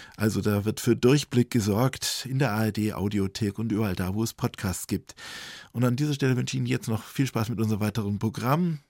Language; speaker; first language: German; native; German